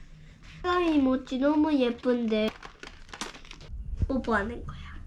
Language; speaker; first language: Korean; early bilingual, heritage; Korean